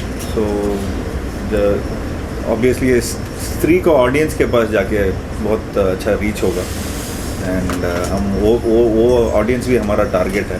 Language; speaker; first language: Hindi; non-native, local second language; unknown